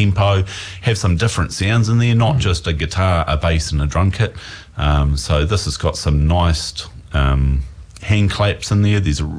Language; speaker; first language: English; native; English